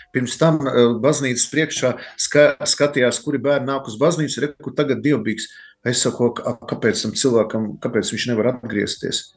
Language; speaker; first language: Latvian; native; Latvian